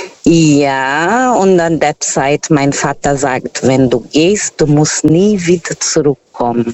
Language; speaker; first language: German; non-native, fluent; Portuguese